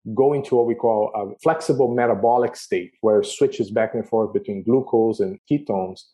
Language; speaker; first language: English; non-native, fluent; Portuguese